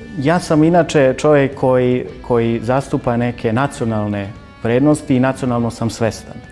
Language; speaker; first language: Bosnian; early bilingual, heritage; Bosnian